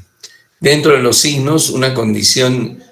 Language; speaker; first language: Spanish; native; Spanish